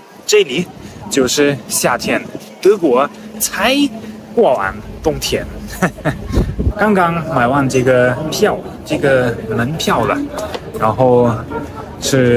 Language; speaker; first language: Chinese; non-native, fluent; German